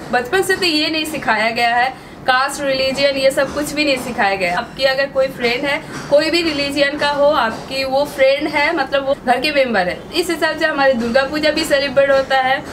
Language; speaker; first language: Hindi; non-native, local second language; Bangla